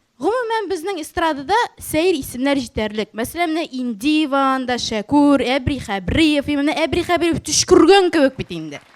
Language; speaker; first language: Tatar; native; Tatar